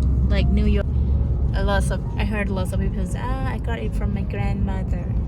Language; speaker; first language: English; non-native, learner; Thai